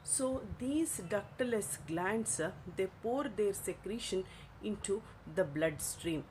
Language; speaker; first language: English; non-native, local second language; Kannada